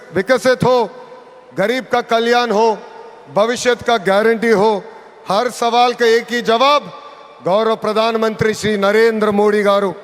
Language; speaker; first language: Hindi; non-native, local second language; Telugu